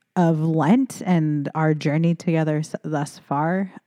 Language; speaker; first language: English; early bilingual, other home language; Filipino